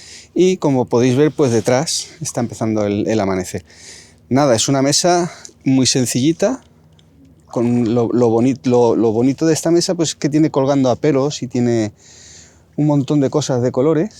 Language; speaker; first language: Spanish; native; Spanish